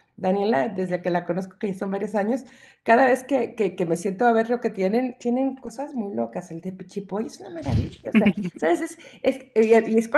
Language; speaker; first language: Spanish; native; Spanish